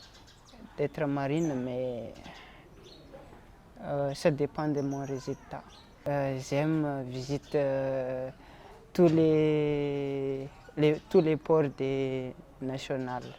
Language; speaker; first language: French; non-native, local second language; Malagasy